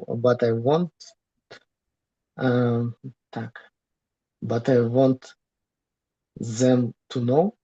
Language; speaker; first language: English; non-native, learner; Russian